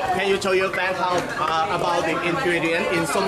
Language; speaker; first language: English; non-native, learner; Thai